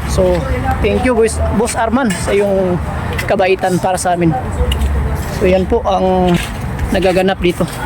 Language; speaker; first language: Filipino; non-native, local second language; Cebuano